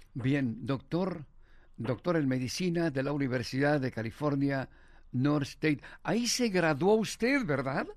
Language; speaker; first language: Spanish; native; Spanish